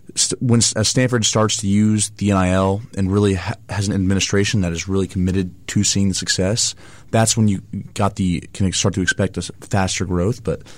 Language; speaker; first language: English; native; English